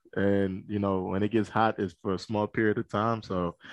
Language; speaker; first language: English; native; English